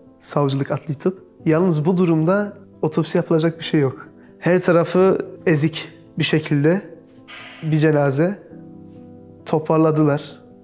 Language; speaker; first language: Turkish; early bilingual, heritage; Turkish